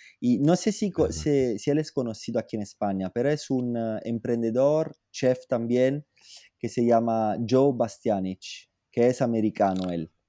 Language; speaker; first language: Spanish; non-native, fluent; Italian